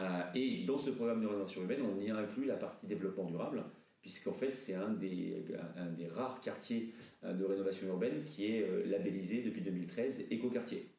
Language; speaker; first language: French; native; French